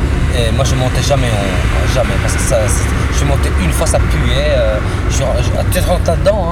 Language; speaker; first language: French; native; French